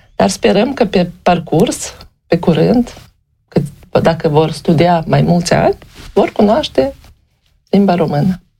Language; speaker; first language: Romanian; native; Romanian